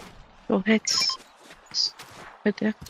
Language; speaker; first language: German; non-native, learner; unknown